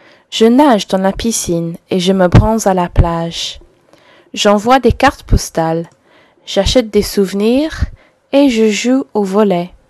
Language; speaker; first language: French; non-native, fluent; English